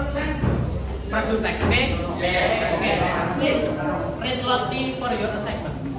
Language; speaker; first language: English; non-native, learner; Indonesian